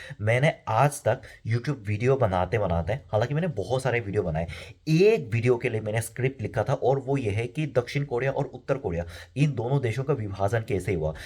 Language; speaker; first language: Hindi; non-native, fluent; Korean